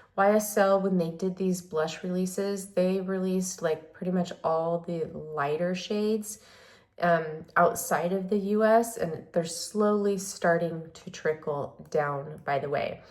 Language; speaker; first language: English; native; English